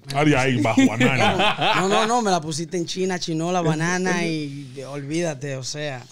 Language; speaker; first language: Spanish; early bilingual, other home language; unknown